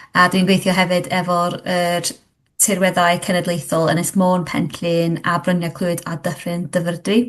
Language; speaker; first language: Welsh; non-native, local second language; English